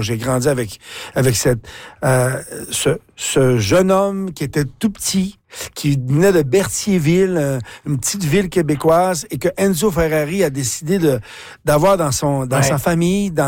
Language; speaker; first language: French; native; French